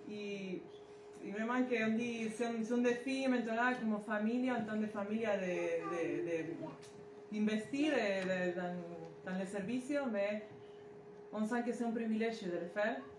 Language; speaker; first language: French; non-native, learner; Spanish